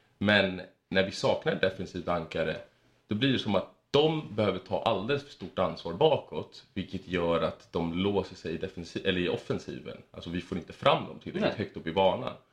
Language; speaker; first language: Swedish; early bilingual, other home language; Spanish